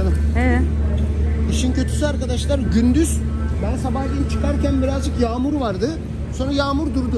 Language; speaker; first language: Turkish; native; Turkish